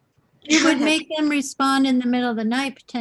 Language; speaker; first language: English; native; English